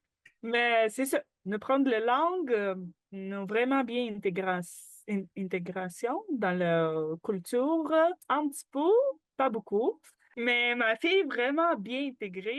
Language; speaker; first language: French; non-native, learner; Ukrainian